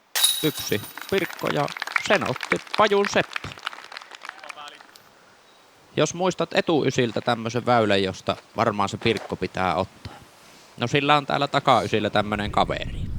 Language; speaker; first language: Finnish; native; Finnish